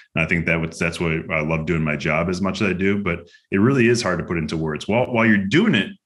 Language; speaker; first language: English; native; English